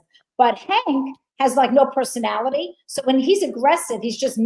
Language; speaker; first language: English; native; English